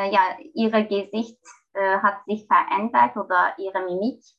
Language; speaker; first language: German; non-native, learner; Turkish